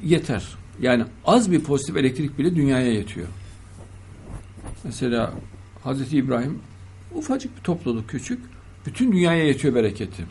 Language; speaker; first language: Turkish; native; Turkish